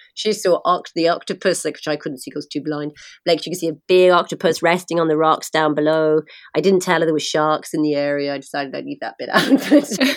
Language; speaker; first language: English; native; English